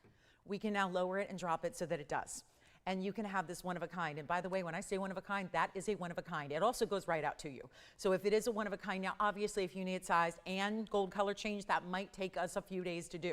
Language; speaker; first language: English; native; English